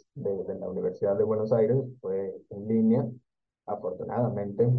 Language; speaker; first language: Spanish; native; Spanish